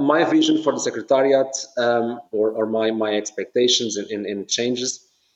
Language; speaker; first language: English; non-native, fluent; Portuguese